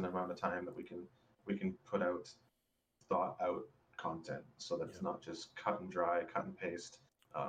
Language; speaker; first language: English; native; English